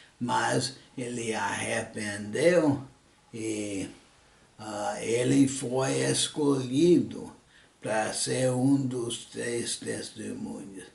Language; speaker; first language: Portuguese; early bilingual, other home language; English